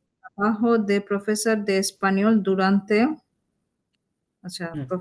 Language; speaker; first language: Spanish; non-native, learner; Bangla